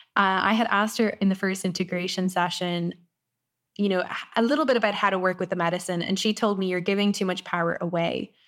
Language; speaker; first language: English; native; English